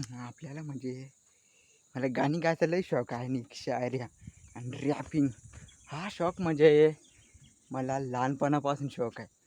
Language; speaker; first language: Marathi; non-native, local second language; Gondi